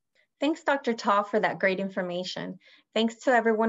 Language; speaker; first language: English; native; English